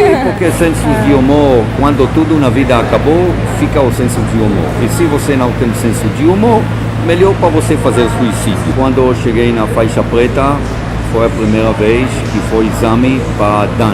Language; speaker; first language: Portuguese; non-native, fluent; Hebrew